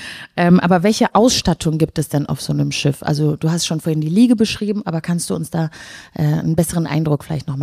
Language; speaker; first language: German; native; German